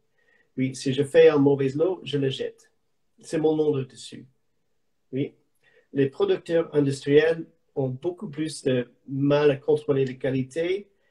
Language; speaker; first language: French; non-native, learner; English